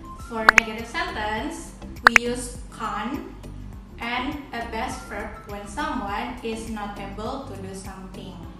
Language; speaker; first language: English; non-native, fluent; Indonesian